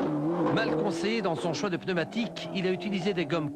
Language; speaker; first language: French; native; French